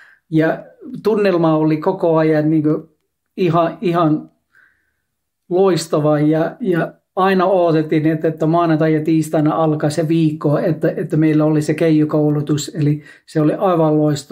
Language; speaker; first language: Finnish; non-native, learner; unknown